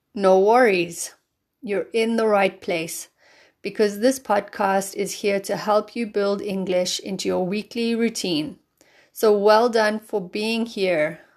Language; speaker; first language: English; native; English